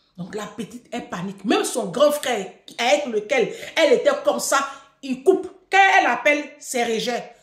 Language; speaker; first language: French; native; French